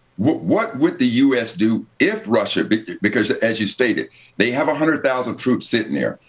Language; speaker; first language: English; native; English